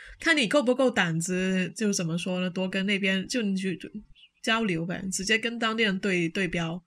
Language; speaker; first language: Chinese; non-native, local second language; Cantonese